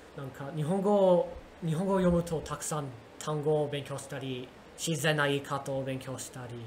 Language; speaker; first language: Japanese; non-native, learner; English